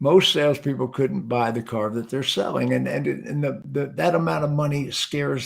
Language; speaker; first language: English; native; English